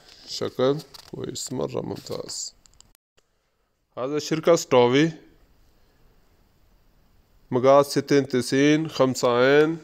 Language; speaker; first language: Arabic; non-native, learner; Urdu